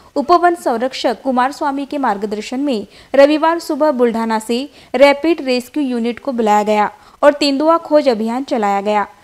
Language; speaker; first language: Hindi; non-native, local second language; Marathi